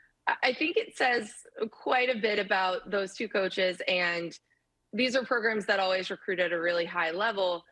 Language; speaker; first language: English; native; English